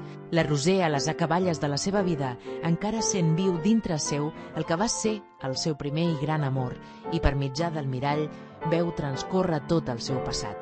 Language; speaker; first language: Catalan; native; Catalan